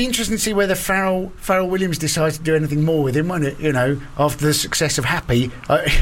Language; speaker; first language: English; native; English